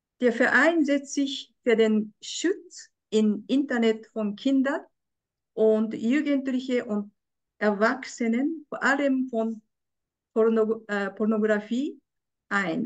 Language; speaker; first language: German; non-native, fluent; Japanese